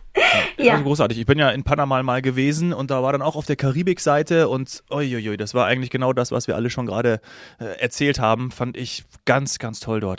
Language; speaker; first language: German; native; German